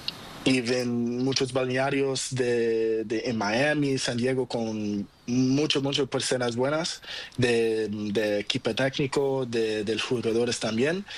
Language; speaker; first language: Spanish; non-native, learner; Portuguese